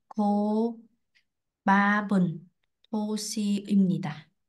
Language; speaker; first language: Korean; non-native, learner; Vietnamese